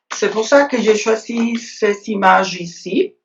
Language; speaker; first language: French; non-native, fluent; Spanish